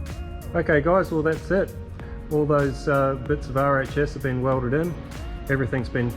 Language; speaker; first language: English; native; English